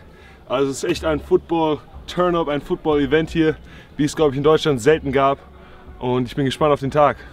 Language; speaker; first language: German; native; German